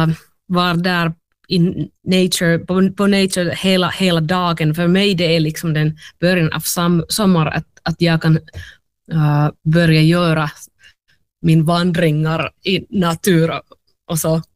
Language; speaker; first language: Swedish; non-native, learner; Finnish